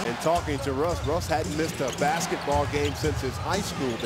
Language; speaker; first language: English; native; English